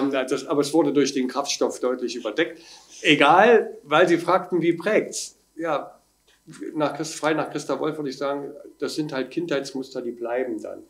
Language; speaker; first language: German; native; German